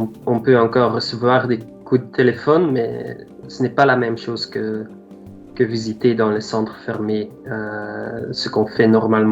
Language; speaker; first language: French; non-native, local second language; Dutch